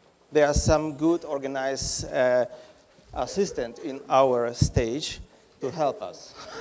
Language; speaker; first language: English; non-native, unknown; Polish